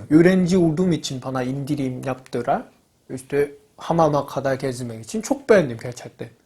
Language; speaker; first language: Turkish; non-native, learner; Korean